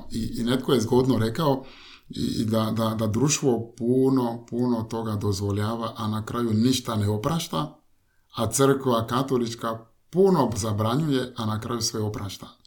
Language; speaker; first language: Croatian; non-native, fluent; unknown